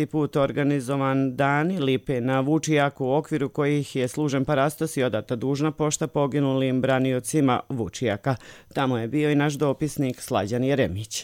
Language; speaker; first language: Croatian; native; Croatian